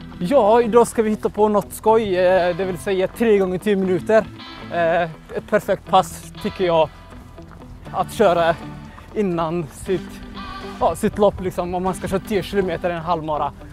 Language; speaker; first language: Swedish; early bilingual, other home language; Somali